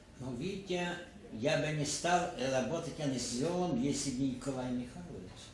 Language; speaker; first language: Russian; non-native, local second language; Ukrainian